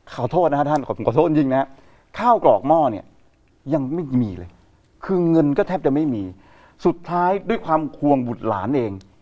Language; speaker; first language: Thai; native; Thai